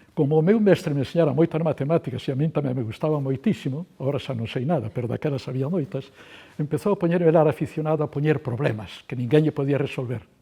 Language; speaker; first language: Galician; native; Galician